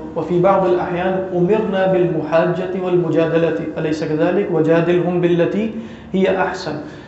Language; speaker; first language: Arabic; non-native, fluent; Urdu